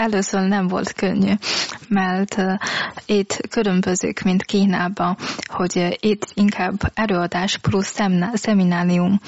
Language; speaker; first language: Hungarian; non-native, learner; Chinese